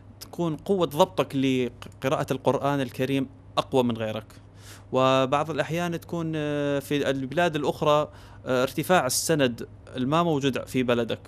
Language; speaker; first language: Arabic; native; Arabic